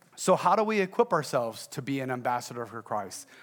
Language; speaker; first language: English; native; English